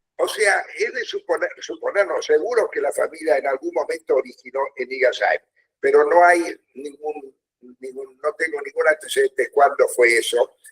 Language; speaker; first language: Spanish; early bilingual, other home language; German